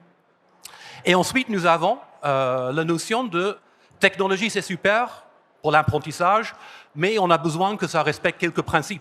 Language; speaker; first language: French; non-native, fluent; English